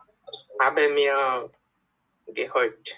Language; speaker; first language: German; non-native, learner; Bangla